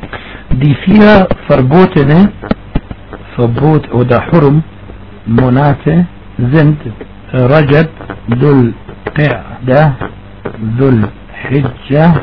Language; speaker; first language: German; non-native, fluent; Arabic